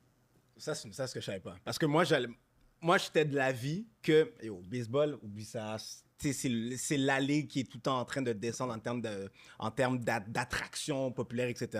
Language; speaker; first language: French; native; French